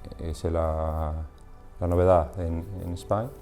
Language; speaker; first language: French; non-native, learner; Spanish